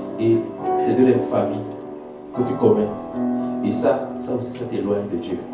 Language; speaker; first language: French; non-native, local second language; Haitian Creole